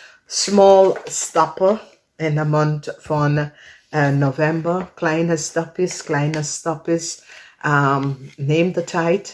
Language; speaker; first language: Dutch; non-native, learner; English